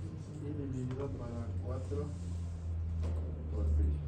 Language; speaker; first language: Spanish; native; Spanish